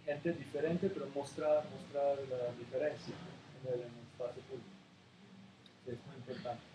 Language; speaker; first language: Spanish; non-native, learner; Serbian